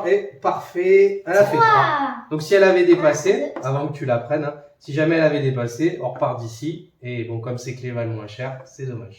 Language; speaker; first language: French; native; French